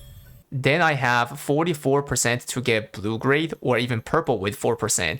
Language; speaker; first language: English; non-native, fluent; Korean